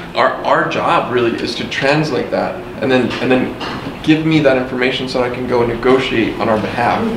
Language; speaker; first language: English; early bilingual, other home language; Spanish